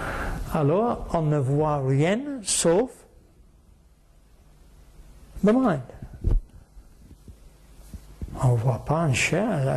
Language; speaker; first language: French; non-native, fluent; English